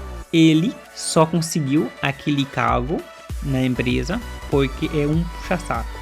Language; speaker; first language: Portuguese; non-native, learner; Haitian Creole